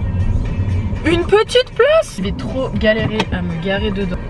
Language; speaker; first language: French; native; French